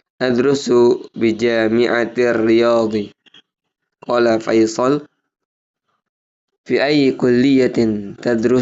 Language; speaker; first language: Arabic; non-native, fluent; Indonesian